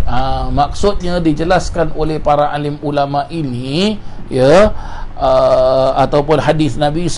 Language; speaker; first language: Malay; native; Malay